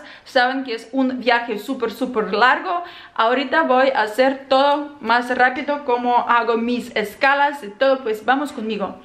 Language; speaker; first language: Spanish; non-native, fluent; Ukrainian